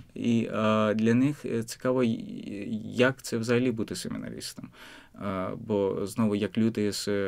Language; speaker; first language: Ukrainian; non-native, fluent; Azerbaijani